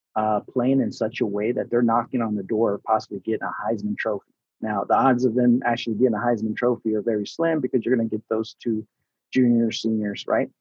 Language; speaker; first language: English; early bilingual, other home language; Spanish